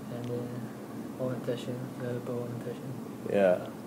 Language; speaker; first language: English; non-native, learner; Tigrinya